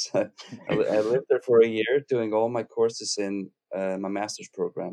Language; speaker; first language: English; non-native, fluent; Icelandic